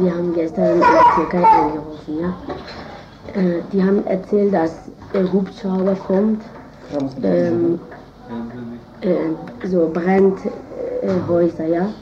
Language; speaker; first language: German; non-native, learner; Kurdish